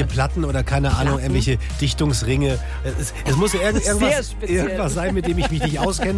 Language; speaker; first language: German; native; German